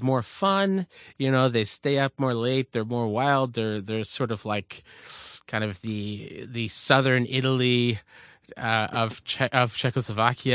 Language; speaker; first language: English; native; English